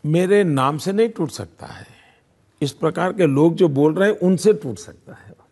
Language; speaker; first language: Hindi; non-native, local second language; Gujarati